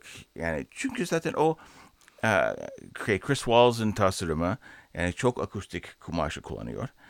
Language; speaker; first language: Turkish; non-native, learner; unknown